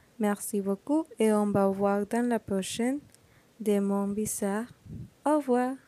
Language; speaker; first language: French; non-native, learner; Spanish